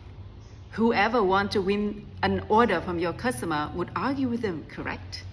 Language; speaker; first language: English; non-native, fluent; Vietnamese